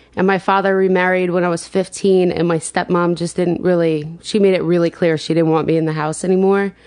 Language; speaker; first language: English; native; English